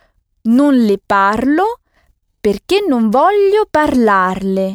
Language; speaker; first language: Italian; non-native, fluent; French